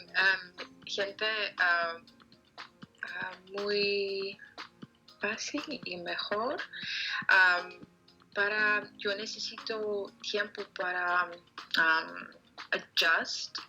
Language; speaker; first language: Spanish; non-native, learner; English